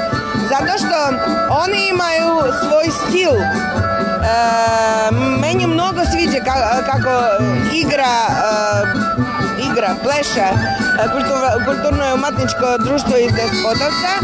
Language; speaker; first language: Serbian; non-native, fluent; Russian